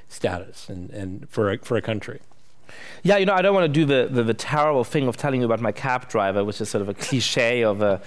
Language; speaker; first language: English; non-native, fluent; German